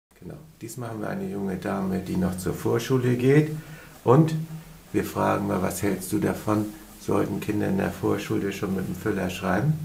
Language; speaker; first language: German; native; German